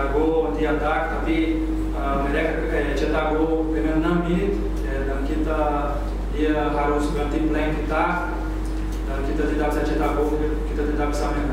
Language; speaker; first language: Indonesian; non-native, learner; Portuguese